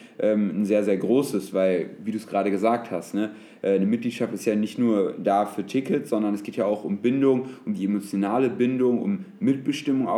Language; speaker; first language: German; native; German